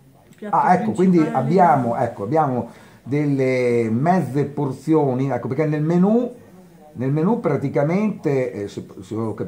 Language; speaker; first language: Italian; native; Italian